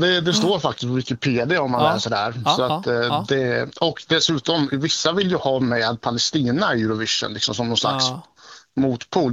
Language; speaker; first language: Swedish; native; Swedish